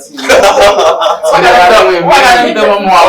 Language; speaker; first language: French; non-native, learner; Haitian Creole